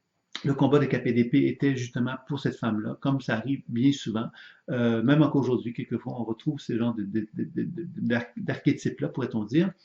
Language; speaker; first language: French; native; French